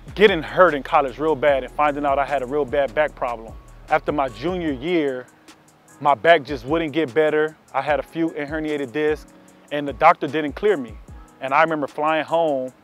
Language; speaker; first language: English; native; English